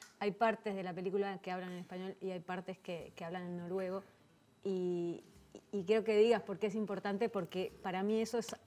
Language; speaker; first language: Spanish; native; Spanish